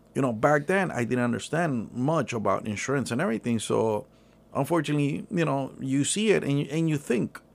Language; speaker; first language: English; early bilingual, other home language; Spanish